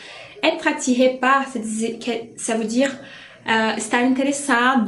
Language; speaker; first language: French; non-native, fluent; Portuguese